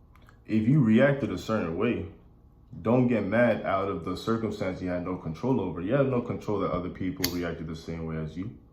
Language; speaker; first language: English; native; English